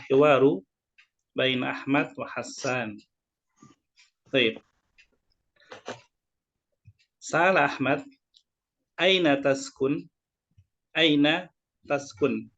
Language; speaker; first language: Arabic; non-native, fluent; Indonesian